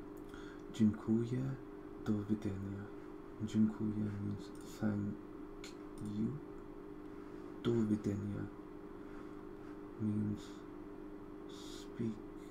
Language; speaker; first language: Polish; non-native, learner; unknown